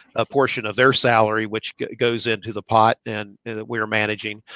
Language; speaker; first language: English; native; English